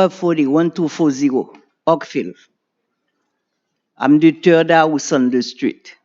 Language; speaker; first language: English; non-native, learner; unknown